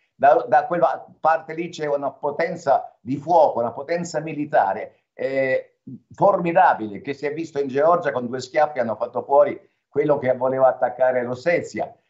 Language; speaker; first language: Italian; native; Italian